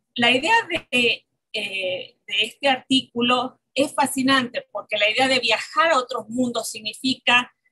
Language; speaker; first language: Spanish; native; Spanish